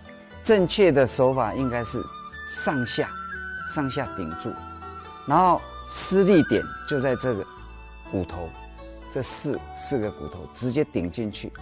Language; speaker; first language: Chinese; native; Chinese